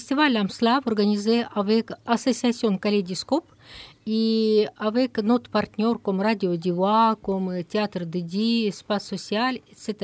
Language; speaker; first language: French; non-native, fluent; Russian